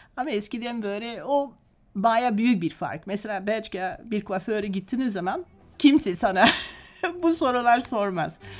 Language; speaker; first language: Turkish; non-native, fluent; Dutch